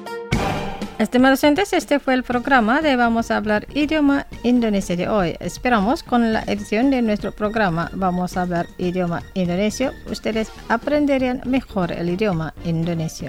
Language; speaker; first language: Spanish; non-native, fluent; Indonesian